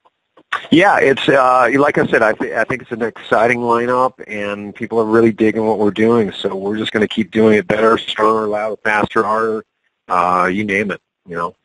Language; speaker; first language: English; native; English